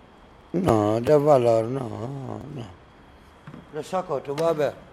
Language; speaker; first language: Spanish; non-native, learner; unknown